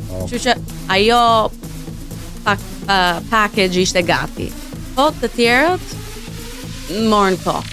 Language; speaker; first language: Albanian; early bilingual, heritage; Albanian